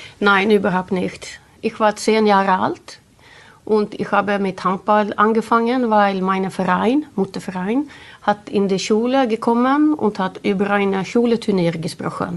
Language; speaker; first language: German; non-native, learner; Swedish